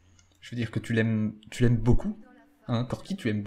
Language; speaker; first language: French; native; French